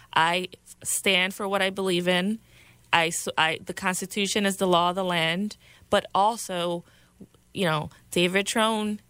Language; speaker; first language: English; early bilingual, other home language; Spanish